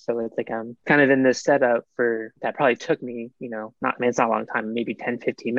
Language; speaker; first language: English; native; English